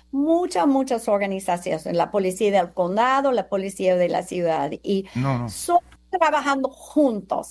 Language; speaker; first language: Spanish; non-native, fluent; English